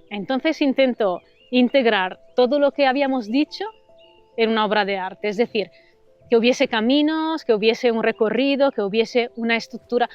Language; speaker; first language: Spanish; non-native, fluent; Italian